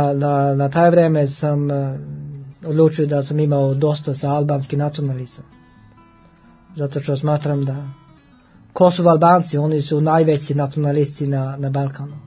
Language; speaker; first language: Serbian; non-native, learner; Norwegian